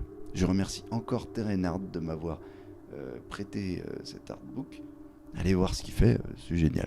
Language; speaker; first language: French; native; French